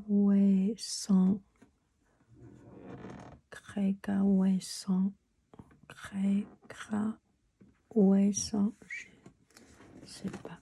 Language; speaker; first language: French; non-native, learner; Chinese